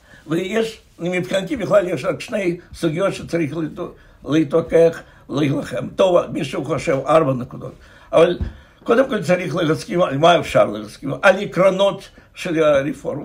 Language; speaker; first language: Hebrew; non-native, fluent; Russian